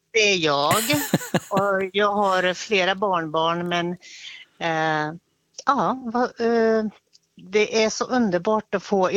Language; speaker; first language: Swedish; native; Swedish